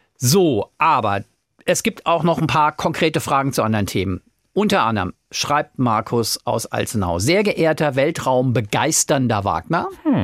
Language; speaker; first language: German; native; German